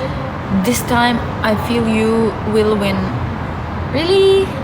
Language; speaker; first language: English; non-native, fluent; Turkish